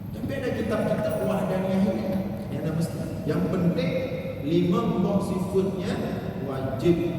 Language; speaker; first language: Malay; non-native, local second language; Achinese